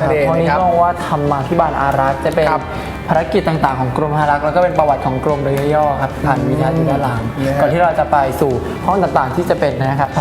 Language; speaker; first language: Thai; native; Thai